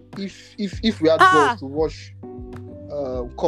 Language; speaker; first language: English; non-native, local second language; Yoruba